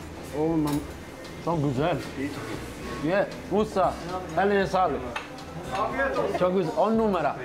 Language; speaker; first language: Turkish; non-native, learner; Italian